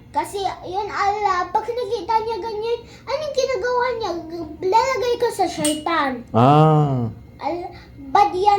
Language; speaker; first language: Filipino; non-native, learner; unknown